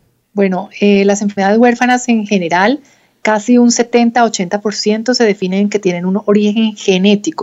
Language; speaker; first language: Spanish; native; Spanish